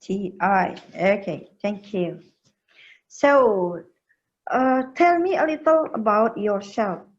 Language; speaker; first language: English; non-native, learner; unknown